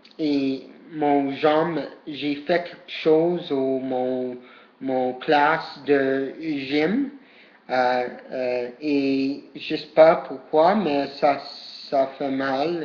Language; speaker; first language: French; non-native, learner; English